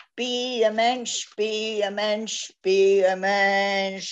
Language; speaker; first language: English; early bilingual, other home language; German